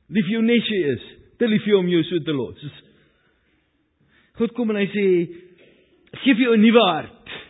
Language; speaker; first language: Afrikaans; native; Afrikaans